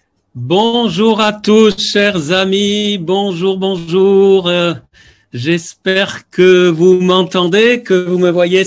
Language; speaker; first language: French; native; French